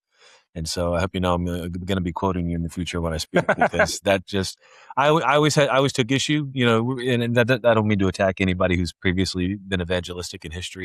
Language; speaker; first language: English; native; English